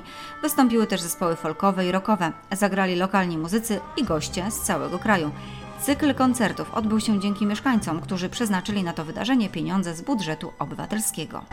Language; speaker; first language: Polish; native; Polish